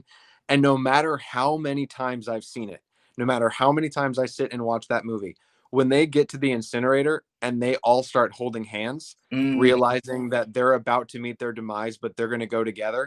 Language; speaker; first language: English; native; English